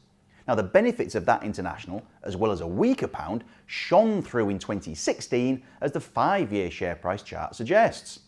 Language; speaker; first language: English; native; English